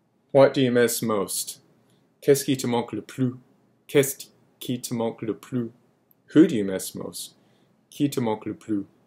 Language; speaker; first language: French; non-native, fluent; English